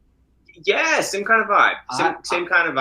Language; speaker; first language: English; native; English